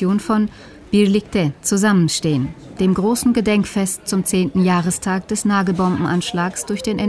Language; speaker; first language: German; native; German